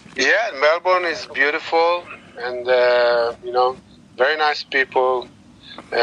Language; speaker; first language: English; non-native, learner; Hebrew